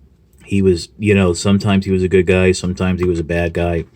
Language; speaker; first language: English; native; English